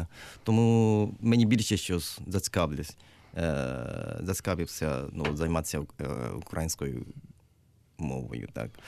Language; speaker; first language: Ukrainian; non-native, learner; Japanese